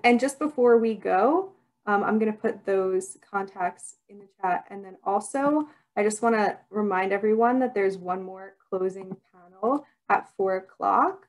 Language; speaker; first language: English; native; English